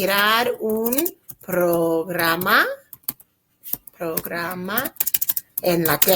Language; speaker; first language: Spanish; non-native, fluent; English